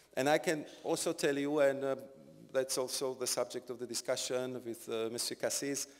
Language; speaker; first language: English; non-native, fluent; Slovak